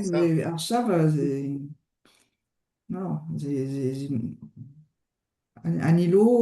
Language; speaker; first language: Hebrew; non-native, learner; French